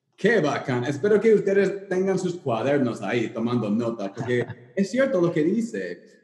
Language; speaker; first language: Spanish; non-native, fluent; English